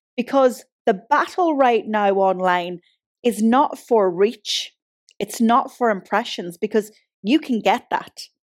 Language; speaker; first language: English; native; English